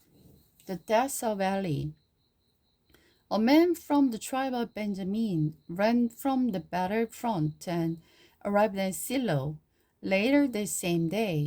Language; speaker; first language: English; non-native, learner; Korean